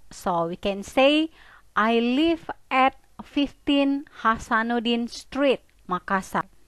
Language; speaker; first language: English; non-native, fluent; Indonesian